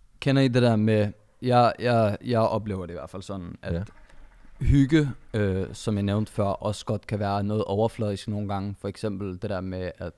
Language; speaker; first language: Danish; early bilingual, other home language; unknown